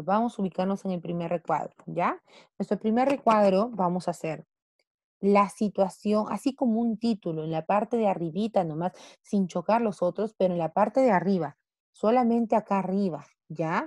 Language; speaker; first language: Spanish; native; Spanish